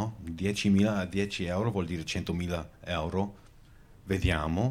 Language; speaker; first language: Italian; early bilingual, heritage; Venetian